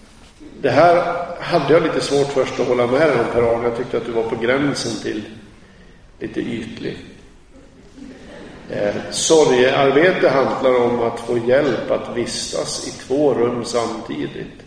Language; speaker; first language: Swedish; native; Swedish